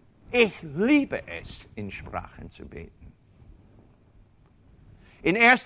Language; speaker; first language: German; non-native, fluent; English